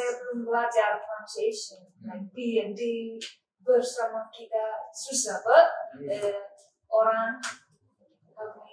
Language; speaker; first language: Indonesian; non-native, learner; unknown